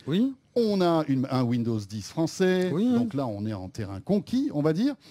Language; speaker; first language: French; native; French